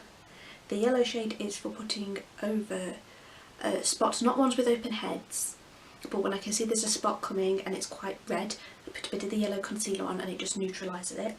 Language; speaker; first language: English; native; English